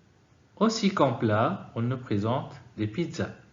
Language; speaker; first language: French; non-native, fluent; Arabic